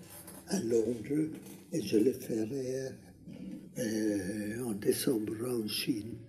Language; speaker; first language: French; non-native, learner; Hungarian